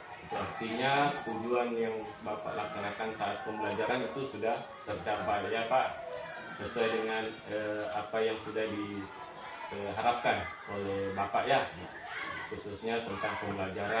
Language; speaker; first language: Indonesian; native; Indonesian